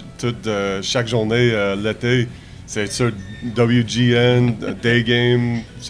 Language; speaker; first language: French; non-native, learner; English